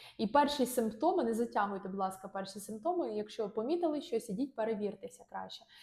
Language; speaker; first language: Ukrainian; non-native, local second language; Russian